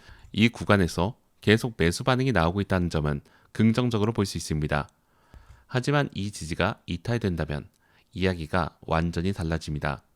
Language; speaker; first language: Korean; native; Korean